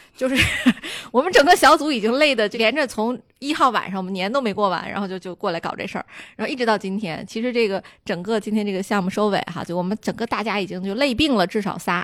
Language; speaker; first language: Chinese; native; Chinese